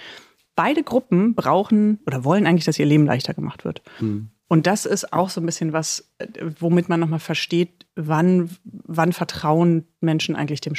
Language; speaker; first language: German; native; German